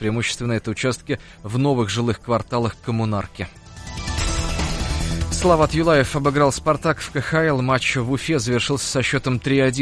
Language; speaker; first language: Russian; native; Russian